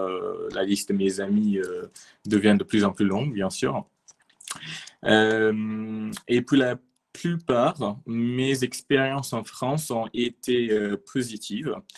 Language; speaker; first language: French; non-native, fluent; English